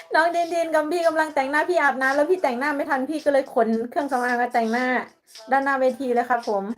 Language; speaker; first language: Thai; native; Thai